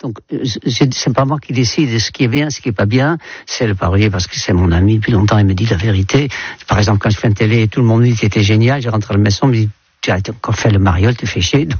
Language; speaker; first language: French; non-native, fluent; Dutch